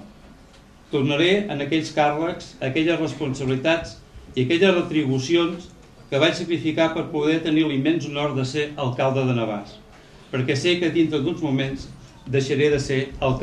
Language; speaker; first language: Catalan; native; Catalan